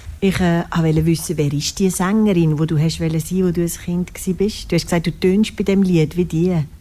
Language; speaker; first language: German; non-native, learner; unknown